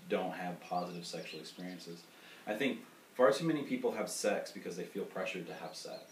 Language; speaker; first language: English; native; English